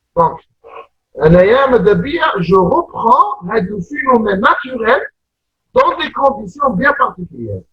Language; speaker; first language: French; non-native, local second language; Arabic